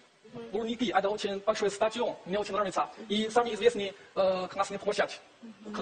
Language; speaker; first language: Russian; non-native, learner; Chinese